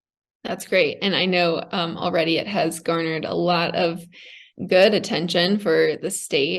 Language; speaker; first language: English; native; English